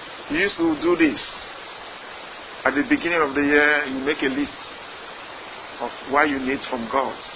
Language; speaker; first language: English; non-native, fluent; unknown